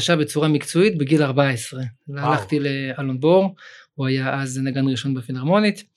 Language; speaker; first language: Hebrew; early bilingual, other home language; Russian